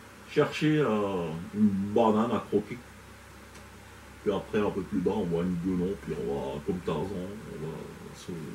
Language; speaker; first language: French; native; French